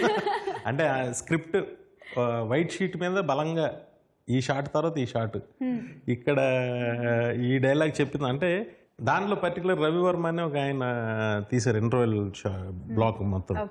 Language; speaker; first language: Telugu; native; Telugu